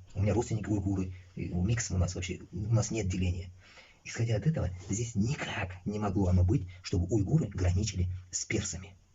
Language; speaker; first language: Russian; non-native, local second language; Uzbek